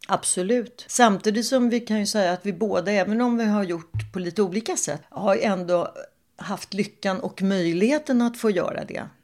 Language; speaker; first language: Swedish; native; Swedish